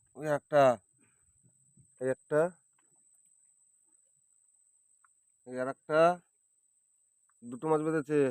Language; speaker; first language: Bangla; native; Bangla